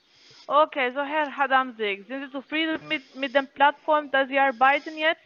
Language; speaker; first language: German; non-native, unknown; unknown